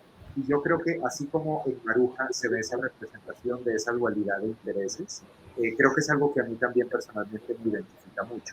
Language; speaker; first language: Spanish; native; Spanish